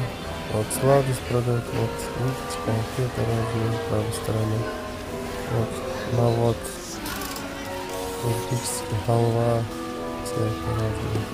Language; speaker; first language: Russian; non-native, local second language; Uzbek